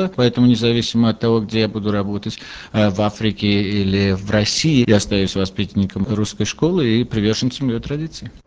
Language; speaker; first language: Russian; native; Russian